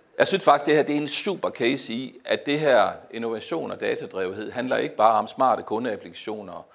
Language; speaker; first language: Danish; native; Danish